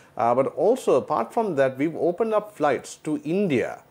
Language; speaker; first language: English; non-native, local second language; Sinhala